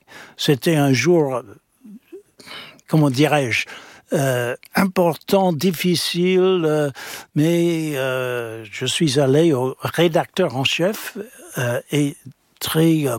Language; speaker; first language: French; non-native, fluent; English